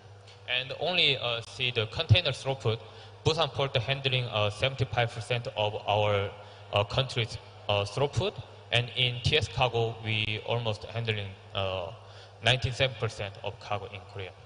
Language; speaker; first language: English; non-native, learner; Korean